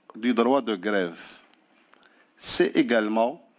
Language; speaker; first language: French; non-native, local second language; Arabic